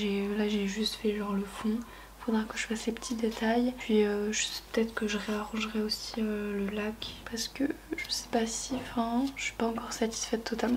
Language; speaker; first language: French; native; French